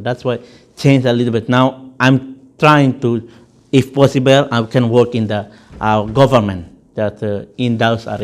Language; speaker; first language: English; non-native, fluent; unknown